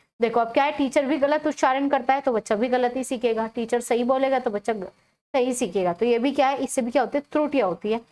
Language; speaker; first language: Hindi; native; Hindi